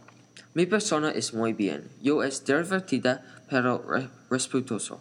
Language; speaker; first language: Spanish; non-native, learner; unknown